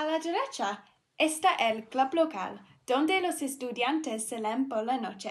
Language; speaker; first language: Spanish; non-native, learner; English